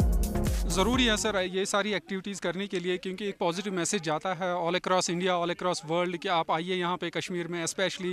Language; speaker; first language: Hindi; non-native, local second language; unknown